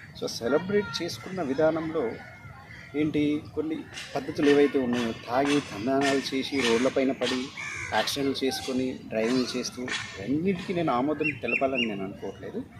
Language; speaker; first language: Telugu; non-native, local second language; Marathi